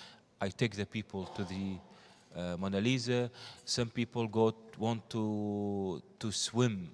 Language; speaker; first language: English; non-native, learner; Arabic